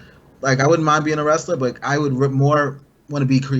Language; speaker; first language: English; native; English